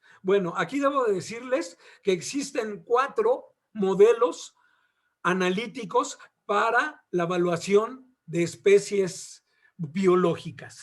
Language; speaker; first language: Spanish; native; Spanish